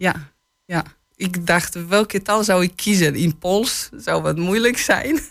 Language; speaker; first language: Dutch; non-native, fluent; Polish